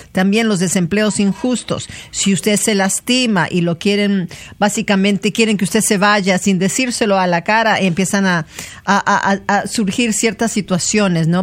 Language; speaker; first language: Spanish; native; Spanish